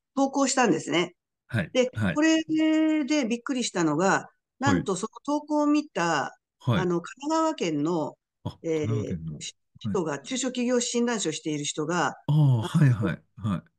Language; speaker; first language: Japanese; native; Japanese